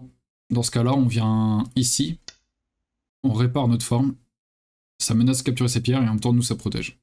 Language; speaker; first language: French; native; French